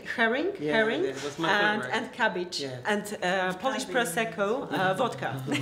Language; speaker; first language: English; non-native, learner; Polish